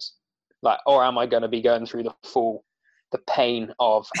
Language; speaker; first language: English; native; English